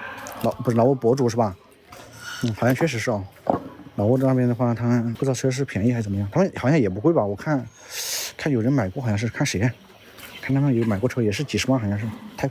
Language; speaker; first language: Chinese; native; Chinese